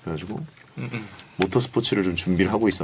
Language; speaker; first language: Korean; native; Korean